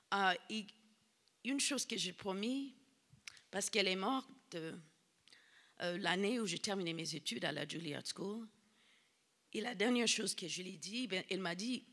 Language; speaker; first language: French; non-native, fluent; English